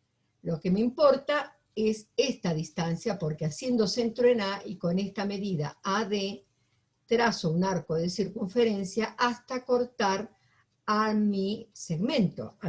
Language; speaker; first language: Spanish; native; Spanish